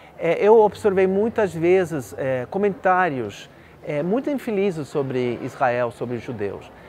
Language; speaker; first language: Portuguese; non-native, fluent; English